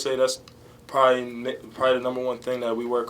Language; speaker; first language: English; native; English